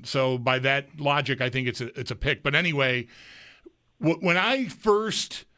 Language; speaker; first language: English; native; English